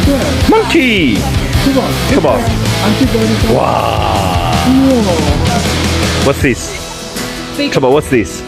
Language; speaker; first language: English; non-native, learner; Chinese